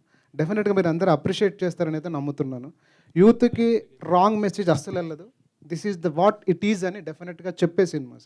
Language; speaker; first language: Telugu; native; Telugu